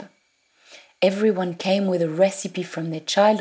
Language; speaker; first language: English; non-native, fluent; French